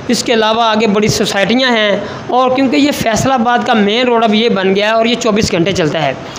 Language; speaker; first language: Hindi; non-native, local second language; Punjabi